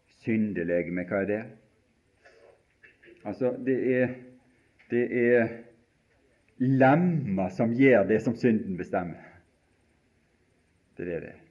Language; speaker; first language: Norwegian; native; Norwegian